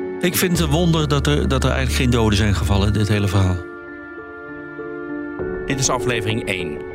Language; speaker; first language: Dutch; native; Dutch